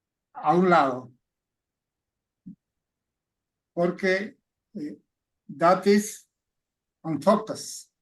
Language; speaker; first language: English; non-native, learner; Spanish